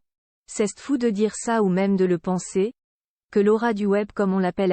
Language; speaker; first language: French; native; French